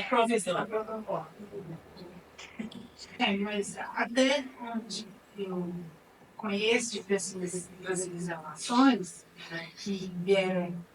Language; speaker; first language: Portuguese; non-native, learner; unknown